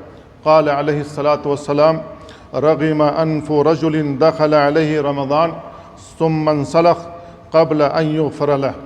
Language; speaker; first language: Arabic; non-native, fluent; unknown